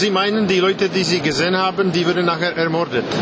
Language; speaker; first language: German; non-native, fluent; Czech